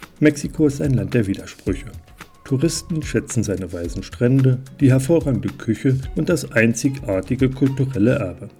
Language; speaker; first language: German; native; German